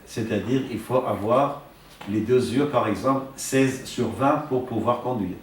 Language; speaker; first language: French; non-native, fluent; Persian